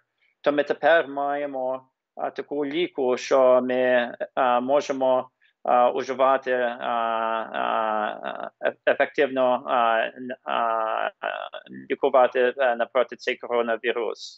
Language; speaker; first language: Ukrainian; early bilingual, heritage; English